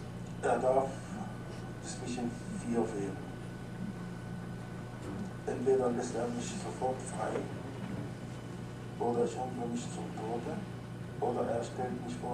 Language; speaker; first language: German; non-native, fluent; Arabic